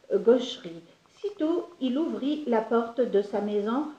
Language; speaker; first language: French; non-native, local second language; Arabic